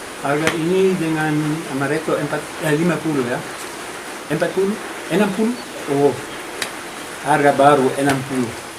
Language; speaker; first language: Indonesian; non-native, learner; German